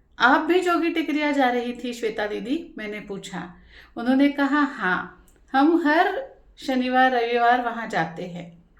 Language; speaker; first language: Hindi; non-native, local second language; Marathi